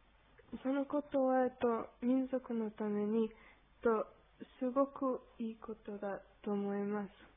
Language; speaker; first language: Japanese; non-native, learner; Spanish